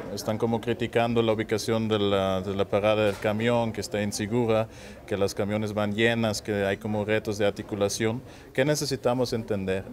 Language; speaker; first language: Spanish; non-native, fluent; German